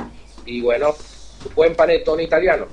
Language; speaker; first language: Spanish; non-native, fluent; Italian